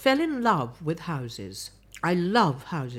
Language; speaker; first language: English; native; English